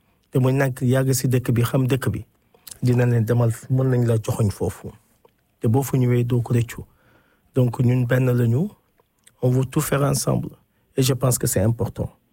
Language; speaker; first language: French; non-native, local second language; Wolof